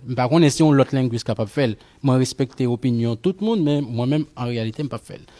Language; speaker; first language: Haitian Creole; non-native, fluent; Spanish